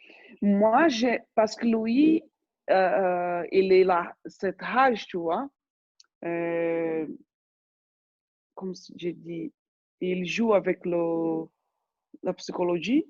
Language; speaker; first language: French; non-native, fluent; Portuguese